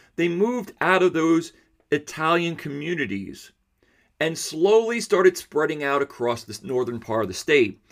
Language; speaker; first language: English; early bilingual, other home language; Italian